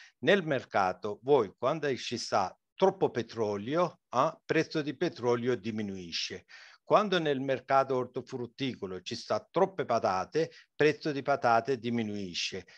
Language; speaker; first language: Italian; non-native, fluent; Persian